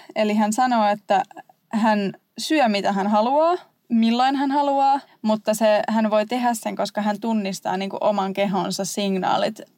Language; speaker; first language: Finnish; native; Finnish